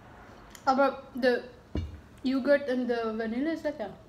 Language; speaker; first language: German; non-native, learner; Filipino